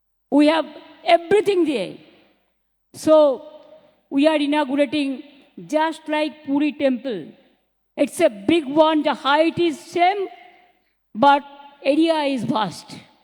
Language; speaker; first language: English; non-native, local second language; Bangla